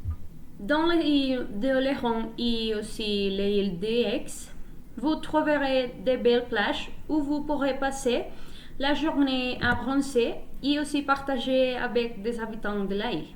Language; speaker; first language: French; non-native, learner; Spanish